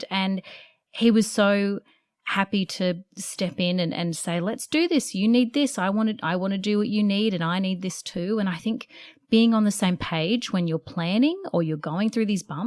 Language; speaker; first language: English; native; English